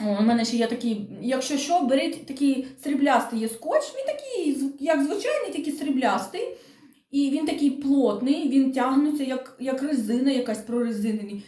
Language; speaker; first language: Ukrainian; non-native, local second language; Russian